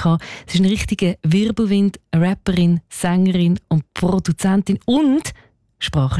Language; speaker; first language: German; native; German